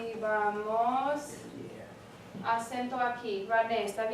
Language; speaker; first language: Spanish; non-native, fluent; English